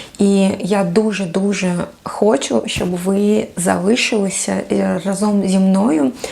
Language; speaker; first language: Ukrainian; non-native, local second language; Russian